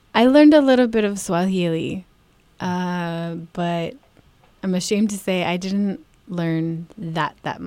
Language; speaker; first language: English; native; English